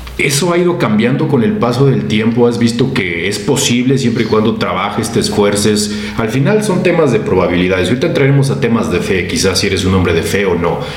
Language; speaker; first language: Spanish; native; Spanish